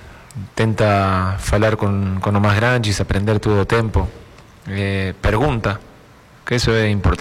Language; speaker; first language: Portuguese; non-native, fluent; Spanish